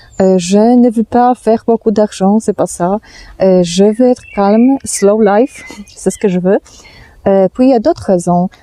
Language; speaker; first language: French; non-native, fluent; Polish